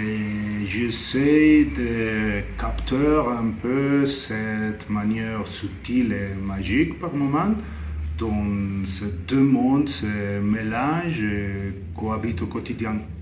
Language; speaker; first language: French; non-native, fluent; Spanish